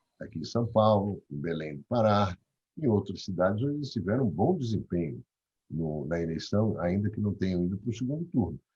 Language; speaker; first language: Portuguese; native; Portuguese